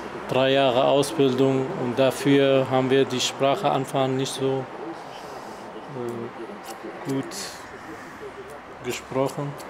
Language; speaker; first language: German; non-native, learner; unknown